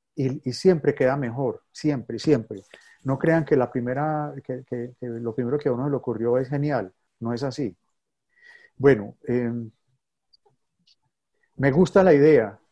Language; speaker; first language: Spanish; native; Spanish